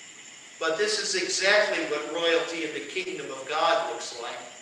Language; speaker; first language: English; native; English